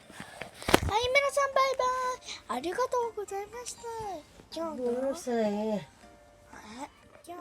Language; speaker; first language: Japanese; non-native, learner; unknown